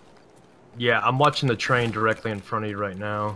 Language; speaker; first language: English; native; English